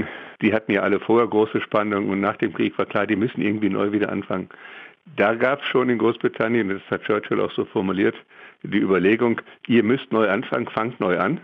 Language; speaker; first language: German; native; German